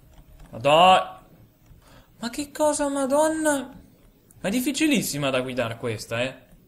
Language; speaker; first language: Italian; native; Italian